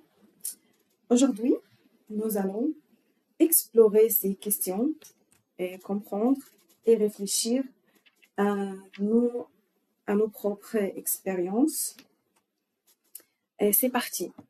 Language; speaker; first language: French; non-native, learner; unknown